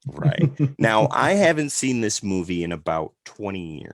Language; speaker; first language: English; native; English